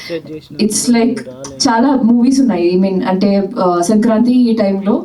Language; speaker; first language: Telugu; non-native, fluent; Malayalam